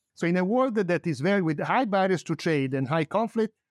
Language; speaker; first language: English; non-native, fluent; Italian